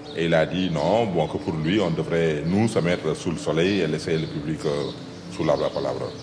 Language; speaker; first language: French; non-native, local second language; Wolof